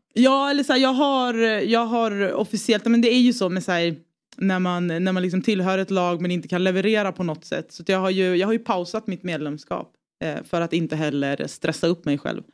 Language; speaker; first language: Swedish; early bilingual, other home language; Persian